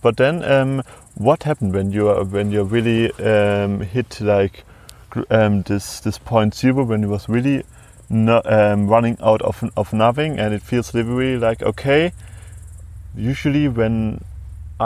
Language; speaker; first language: English; non-native, fluent; German